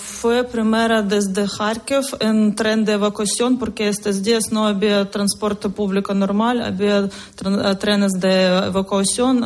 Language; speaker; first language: Spanish; non-native, learner; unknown